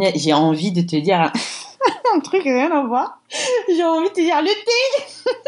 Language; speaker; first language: French; non-native, local second language; Arabic